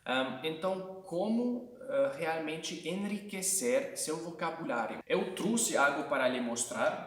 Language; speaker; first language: Portuguese; non-native, fluent; Hungarian